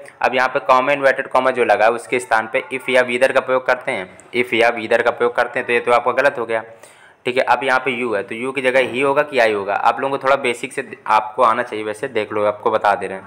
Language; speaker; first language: Hindi; native; Hindi